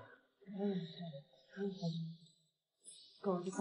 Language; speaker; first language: Chinese; native; Chinese